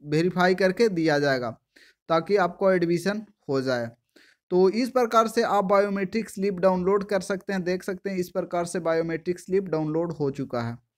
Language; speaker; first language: Hindi; native; Hindi